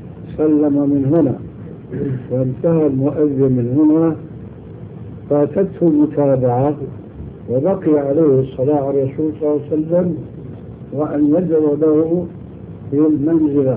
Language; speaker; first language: Arabic; early bilingual, other home language; Albanian